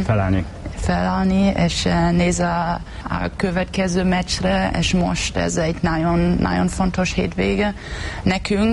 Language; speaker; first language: Hungarian; non-native, learner; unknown